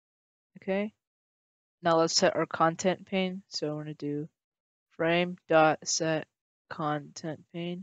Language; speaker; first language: English; native; English